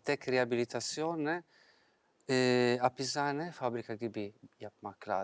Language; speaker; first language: Turkish; non-native, fluent; Italian